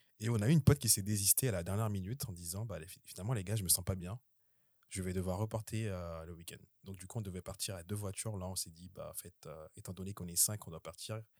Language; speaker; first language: French; early bilingual, other home language; Haitian Creole